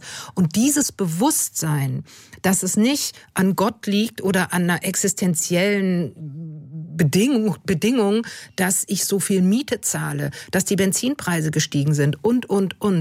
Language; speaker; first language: German; native; German